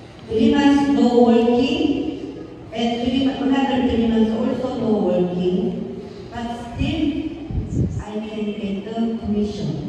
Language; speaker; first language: English; non-native, learner; Korean